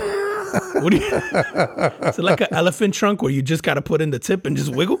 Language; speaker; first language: English; native; English